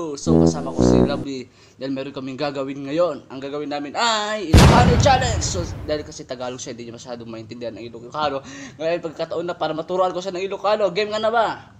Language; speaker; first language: Filipino; non-native, local second language; Iloko